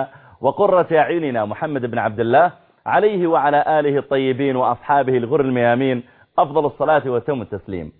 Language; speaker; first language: Arabic; native; Arabic